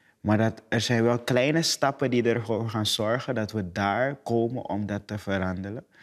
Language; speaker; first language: Dutch; native; Dutch